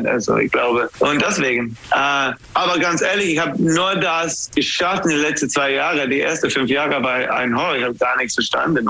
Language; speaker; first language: German; non-native, learner; English